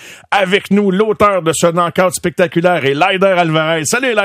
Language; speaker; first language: French; native; French